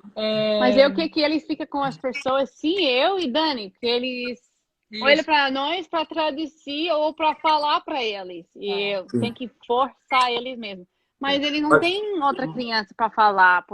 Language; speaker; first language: Portuguese; non-native, fluent; English